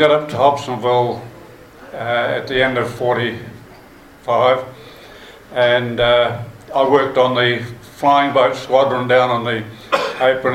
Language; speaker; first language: English; native; English